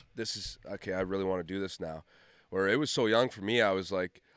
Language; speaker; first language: English; native; English